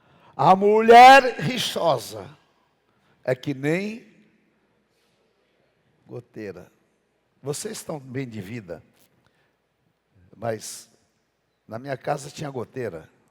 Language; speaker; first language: Portuguese; native; Portuguese